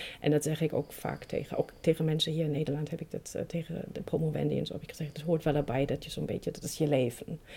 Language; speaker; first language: Dutch; non-native, fluent; German